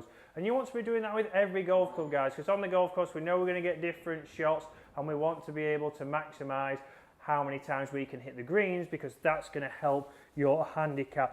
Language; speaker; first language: English; native; English